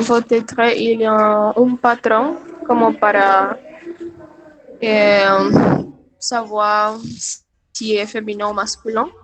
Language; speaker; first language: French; non-native, learner; Spanish